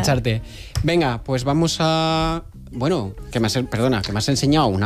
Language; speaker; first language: Spanish; native; Spanish